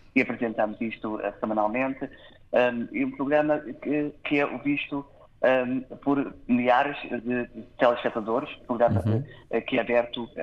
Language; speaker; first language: Portuguese; early bilingual, heritage; English